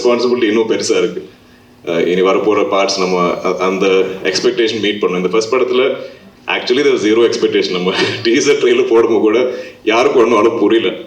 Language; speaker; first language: Tamil; non-native, local second language; Malayalam